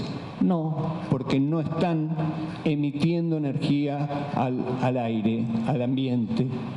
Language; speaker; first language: Spanish; native; Spanish